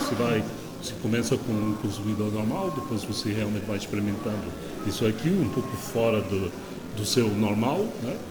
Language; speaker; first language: Portuguese; non-native, fluent; English